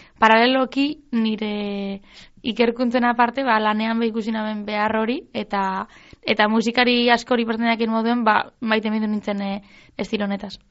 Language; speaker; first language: Basque; native; Basque